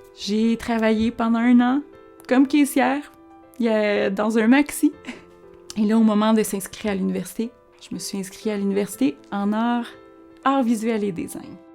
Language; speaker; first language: French; early bilingual, other home language; Spanish